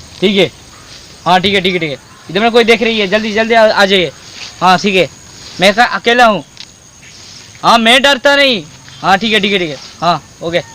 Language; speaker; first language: Hindi; non-native, local second language; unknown